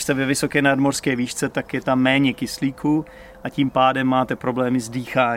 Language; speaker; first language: Czech; native; Czech